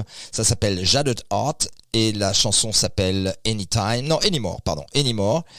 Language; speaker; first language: French; native; French